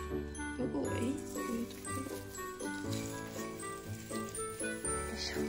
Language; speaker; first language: Japanese; native; Japanese